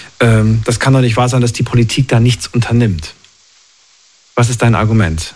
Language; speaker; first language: German; native; German